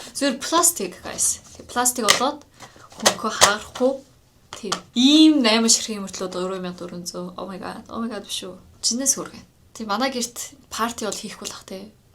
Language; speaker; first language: Mongolian; native; Mongolian